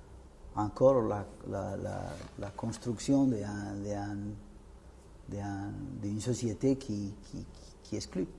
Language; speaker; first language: French; non-native, fluent; Spanish